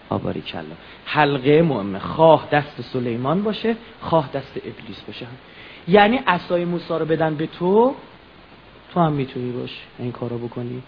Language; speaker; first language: Persian; native; Persian